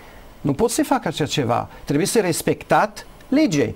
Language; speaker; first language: Romanian; non-native, learner; English